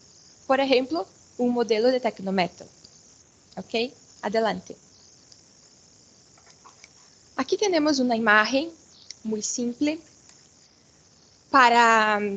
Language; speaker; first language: Spanish; non-native, fluent; Portuguese